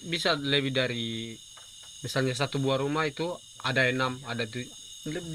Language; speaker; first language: Indonesian; non-native, local second language; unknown